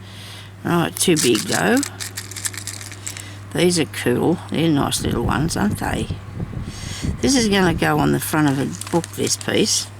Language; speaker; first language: English; native; English